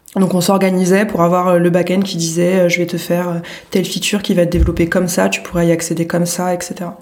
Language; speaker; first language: French; native; French